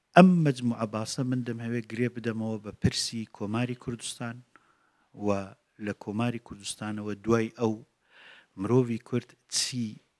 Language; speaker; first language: Central Kurdish; native; Central Kurdish